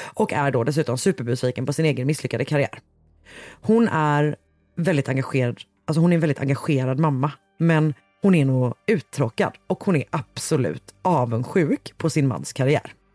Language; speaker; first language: Swedish; native; Swedish